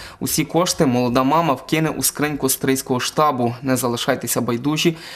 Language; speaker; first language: Ukrainian; native; Ukrainian